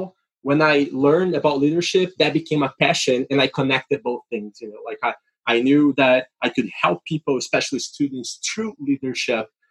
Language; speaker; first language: English; non-native, fluent; Portuguese